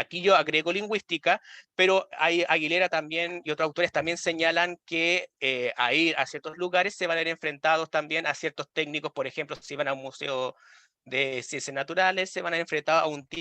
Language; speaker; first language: Spanish; native; Spanish